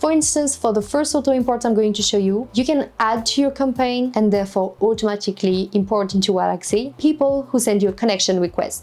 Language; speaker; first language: English; non-native, fluent; French